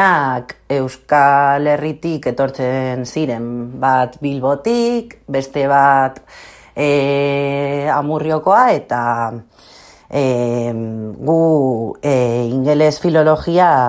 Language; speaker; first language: Basque; non-native, local second language; Spanish